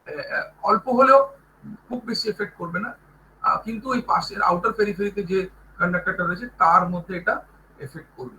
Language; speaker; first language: Bangla; native; Bangla